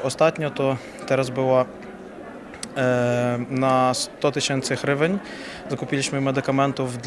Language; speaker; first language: Polish; non-native, fluent; Ukrainian